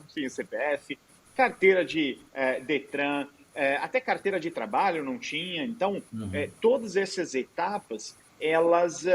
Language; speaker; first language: Portuguese; non-native, fluent; Italian